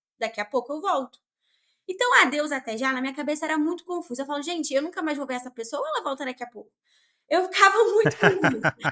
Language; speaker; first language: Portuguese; native; Portuguese